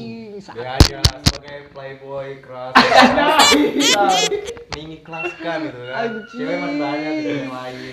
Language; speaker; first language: Malay; native; Malay